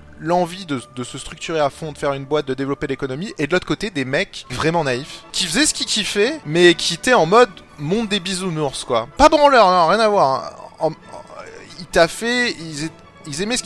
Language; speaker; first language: French; native; French